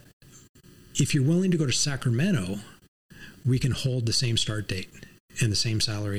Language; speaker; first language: English; native; English